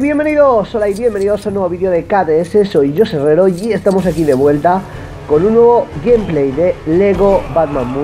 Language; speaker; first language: Spanish; native; Spanish